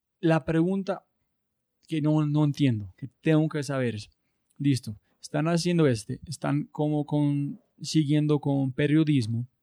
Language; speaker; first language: Spanish; non-native, learner; English